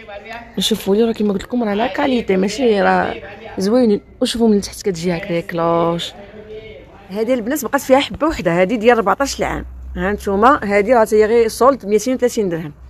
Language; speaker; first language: Arabic; native; Arabic